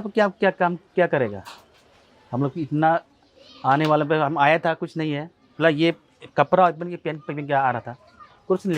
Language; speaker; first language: Hindi; non-native, local second language; Manipuri